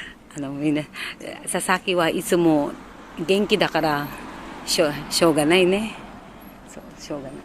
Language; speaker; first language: Japanese; non-native, learner; Filipino